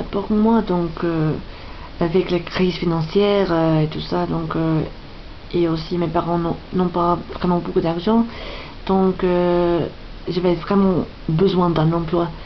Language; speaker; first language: French; non-native, fluent; English